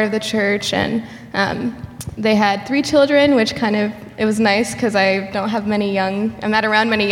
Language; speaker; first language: English; native; English